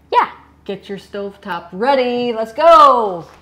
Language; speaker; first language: English; native; English